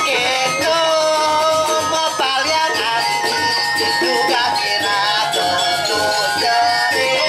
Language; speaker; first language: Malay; non-native, local second language; Balinese